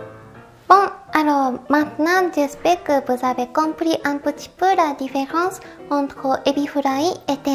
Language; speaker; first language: French; non-native, learner; Japanese